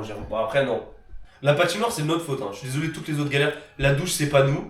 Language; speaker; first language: French; native; French